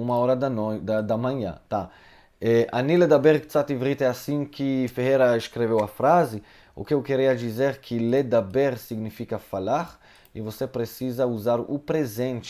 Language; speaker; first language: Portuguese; non-native, fluent; Hebrew